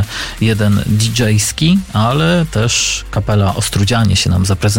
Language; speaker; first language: Polish; native; Polish